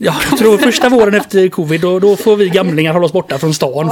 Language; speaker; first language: Swedish; native; Swedish